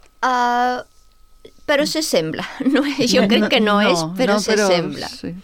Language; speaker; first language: Catalan; non-native, fluent; Spanish